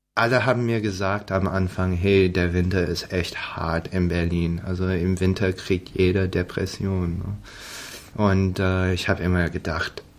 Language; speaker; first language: German; non-native, fluent; English